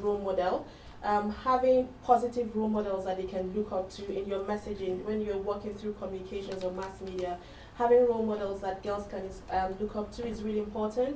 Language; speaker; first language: English; non-native, local second language; Hausa